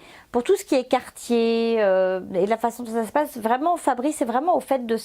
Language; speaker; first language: French; native; French